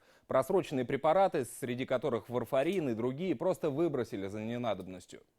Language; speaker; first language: Russian; native; Russian